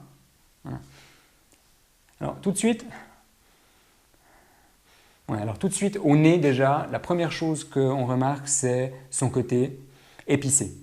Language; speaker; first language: French; native; French